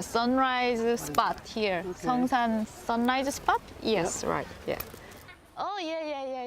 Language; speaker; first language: English; non-native, learner; Korean